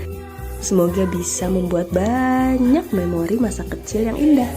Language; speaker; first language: Indonesian; native; Indonesian